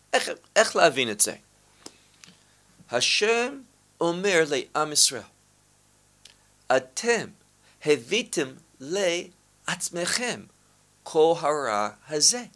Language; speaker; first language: Hebrew; non-native, fluent; English